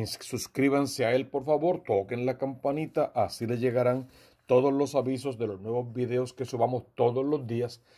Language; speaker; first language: Spanish; native; Spanish